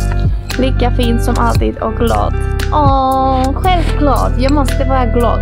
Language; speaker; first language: Swedish; early bilingual, other home language; Greek